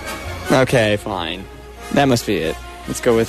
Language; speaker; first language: English; native; English